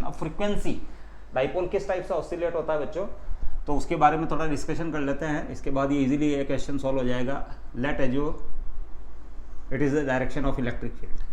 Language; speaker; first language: Hindi; native; Hindi